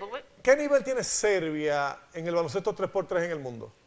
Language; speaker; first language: Spanish; native; Spanish